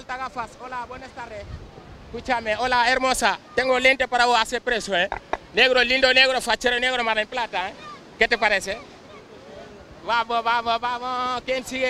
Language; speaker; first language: Spanish; non-native, learner; Wolof